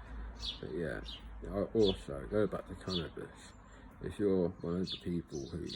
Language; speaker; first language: English; native; English